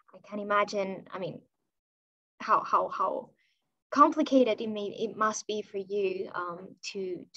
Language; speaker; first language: English; non-native, fluent; Chinese